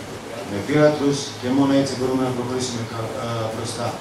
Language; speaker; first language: Greek; non-native, fluent; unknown